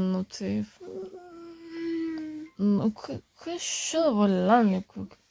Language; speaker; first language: Lithuanian; native; Lithuanian